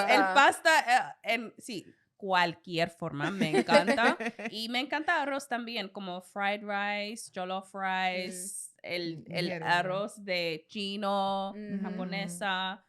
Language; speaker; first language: Spanish; non-native, learner; English